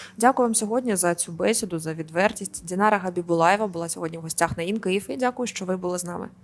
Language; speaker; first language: Ukrainian; native; Ukrainian